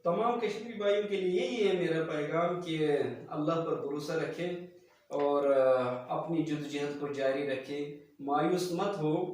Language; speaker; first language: Urdu; non-native, local second language; Kashmiri